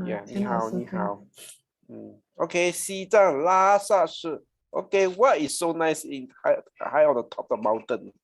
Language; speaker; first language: English; non-native, local second language; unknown